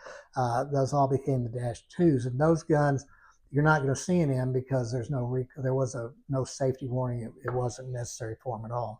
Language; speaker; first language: English; native; English